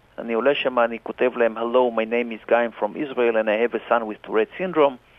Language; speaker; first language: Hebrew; native; Hebrew